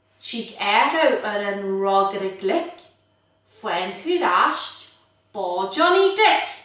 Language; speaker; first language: Irish; native; Irish